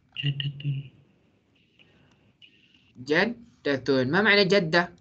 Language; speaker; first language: Arabic; non-native, fluent; Malay